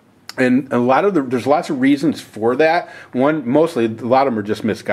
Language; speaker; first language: English; native; English